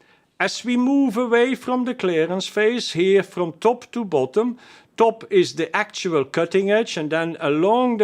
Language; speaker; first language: English; non-native, fluent; Dutch